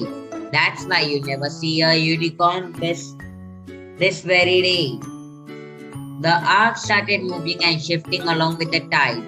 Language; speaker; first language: English; non-native, local second language; Hindi